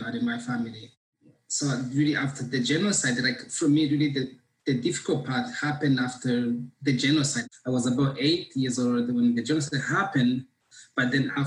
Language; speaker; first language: English; non-native, local second language; Kinyarwanda